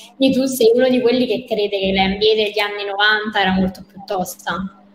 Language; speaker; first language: Italian; native; Italian